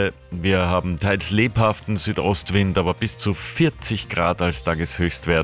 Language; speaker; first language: German; native; German